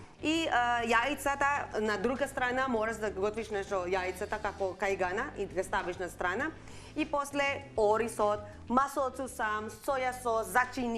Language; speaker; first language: Macedonian; non-native, learner; Filipino